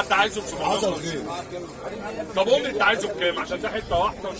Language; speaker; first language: Arabic; native; Arabic